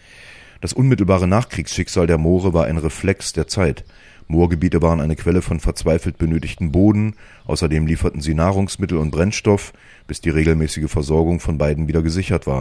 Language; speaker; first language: German; native; German